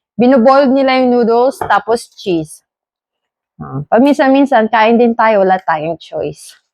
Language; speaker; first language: Filipino; native; Filipino